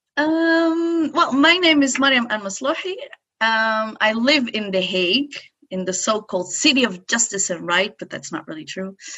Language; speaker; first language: English; non-native, fluent; Arabic